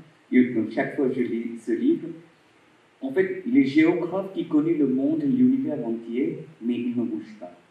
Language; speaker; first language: French; non-native, fluent; Bangla